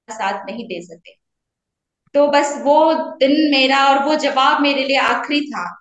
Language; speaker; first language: Hindi; native; Hindi